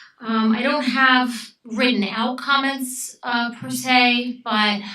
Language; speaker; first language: English; early bilingual, other home language; Romanian